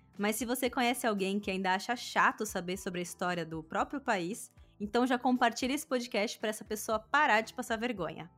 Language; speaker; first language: Portuguese; native; Portuguese